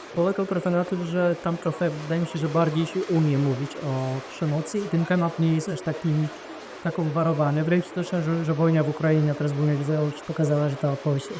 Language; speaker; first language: Polish; native; Polish